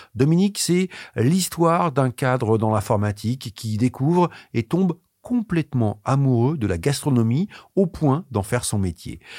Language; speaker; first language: French; native; French